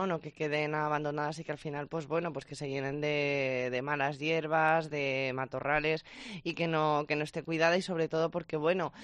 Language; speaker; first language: Spanish; native; Spanish